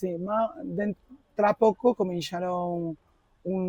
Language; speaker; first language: Italian; non-native, fluent; Spanish